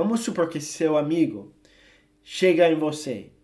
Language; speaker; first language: Portuguese; non-native, fluent; English